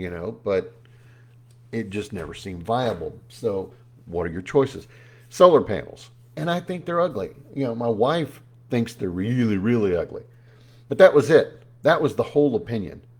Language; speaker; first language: English; native; English